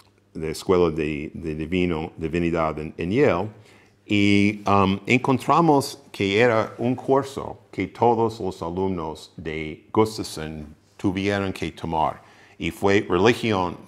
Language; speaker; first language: Spanish; non-native, fluent; English